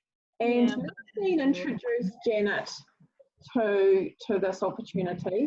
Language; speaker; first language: English; native; English